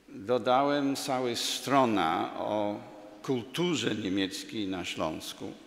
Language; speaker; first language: Polish; non-native, fluent; English